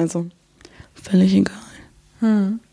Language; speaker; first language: German; native; German